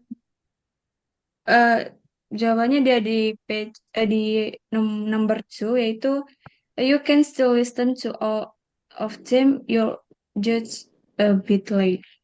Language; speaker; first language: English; non-native, learner; Indonesian